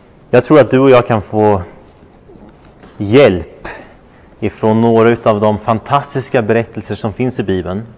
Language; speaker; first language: Swedish; non-native, fluent; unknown